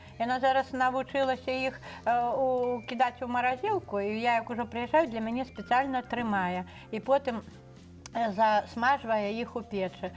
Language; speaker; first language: Belarusian; non-native, local second language; Russian